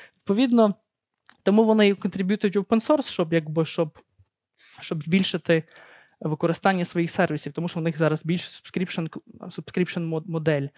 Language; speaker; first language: Ukrainian; native; Ukrainian